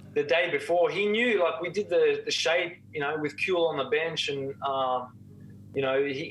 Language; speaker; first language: English; native; English